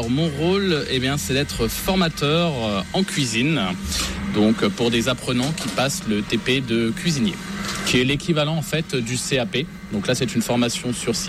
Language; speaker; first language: French; native; French